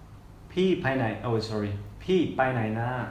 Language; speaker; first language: Thai; non-native, learner; English